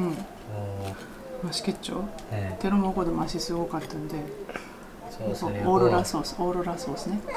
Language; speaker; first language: Korean; non-native, learner; Japanese